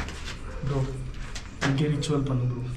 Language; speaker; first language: Tamil; native; Tamil